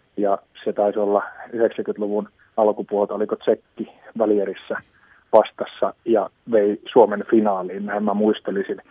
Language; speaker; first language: Finnish; native; Finnish